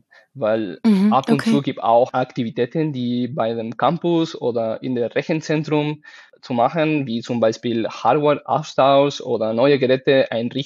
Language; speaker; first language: German; non-native, learner; Spanish